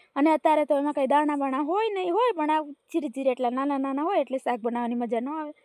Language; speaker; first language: Gujarati; native; Gujarati